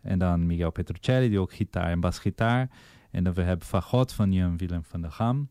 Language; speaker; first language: Dutch; non-native, fluent; Portuguese